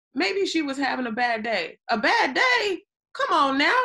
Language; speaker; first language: English; native; English